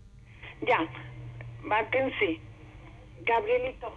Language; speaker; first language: German; non-native, learner; Spanish